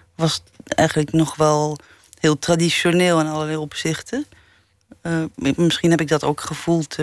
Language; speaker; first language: Dutch; early bilingual, other home language; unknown